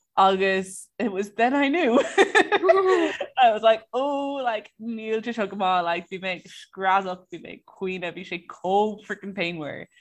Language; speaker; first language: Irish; non-native, local second language; English